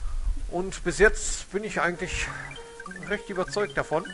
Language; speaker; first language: German; native; German